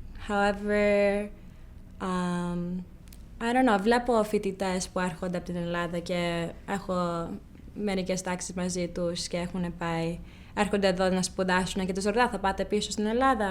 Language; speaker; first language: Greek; early bilingual, heritage; Greek